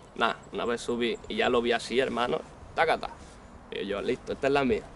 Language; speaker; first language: Spanish; native; Spanish